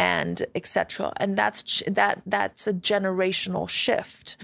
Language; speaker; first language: English; non-native, fluent; Chinese